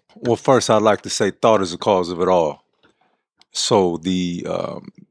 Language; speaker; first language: English; native; English